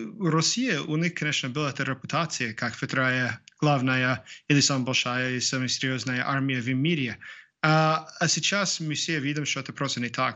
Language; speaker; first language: Russian; non-native, fluent; English